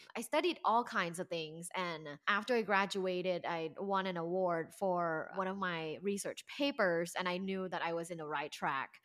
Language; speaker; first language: English; non-native, fluent; Thai